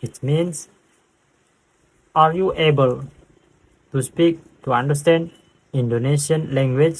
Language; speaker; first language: English; non-native, fluent; Indonesian